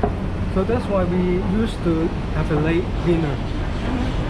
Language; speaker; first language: English; non-native, learner; Cantonese